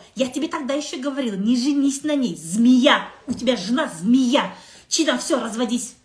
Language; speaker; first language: Russian; non-native, local second language; Kazakh